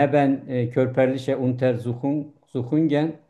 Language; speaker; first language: German; non-native, learner; Turkish